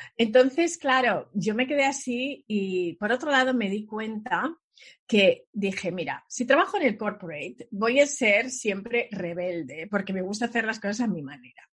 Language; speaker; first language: Spanish; early bilingual, other home language; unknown